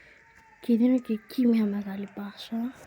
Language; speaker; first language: Greek; native; Greek